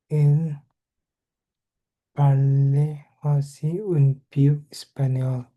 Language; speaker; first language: French; non-native, learner; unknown